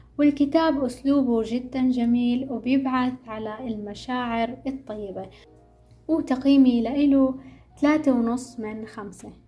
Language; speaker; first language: Arabic; native; Arabic